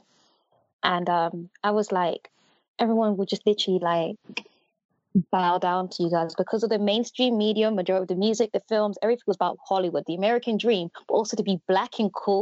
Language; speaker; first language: English; native; English